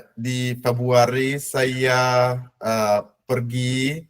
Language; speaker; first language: Indonesian; non-native, learner; English